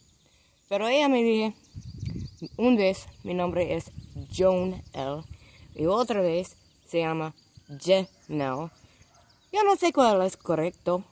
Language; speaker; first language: Spanish; non-native, learner; English